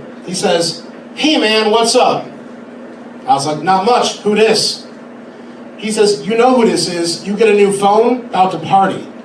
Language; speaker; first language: English; native; English